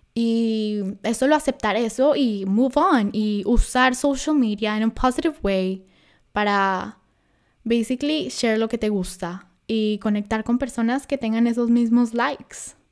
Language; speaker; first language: Spanish; early bilingual, heritage; Spanish